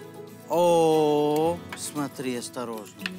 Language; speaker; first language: Russian; non-native, learner; Spanish